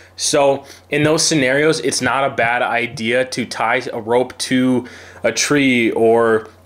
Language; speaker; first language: English; native; English